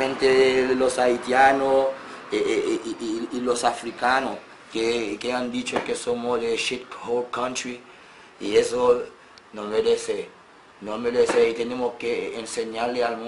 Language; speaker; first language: Spanish; non-native, fluent; Haitian Creole